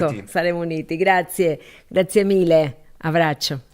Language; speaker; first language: Italian; non-native, learner; Spanish